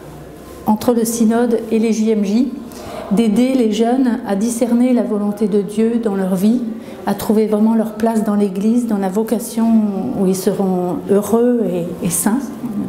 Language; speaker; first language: French; native; French